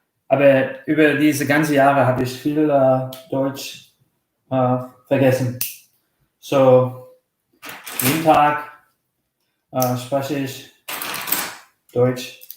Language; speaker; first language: German; early bilingual, heritage; German